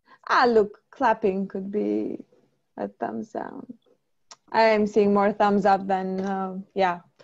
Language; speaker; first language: English; non-native, fluent; Romanian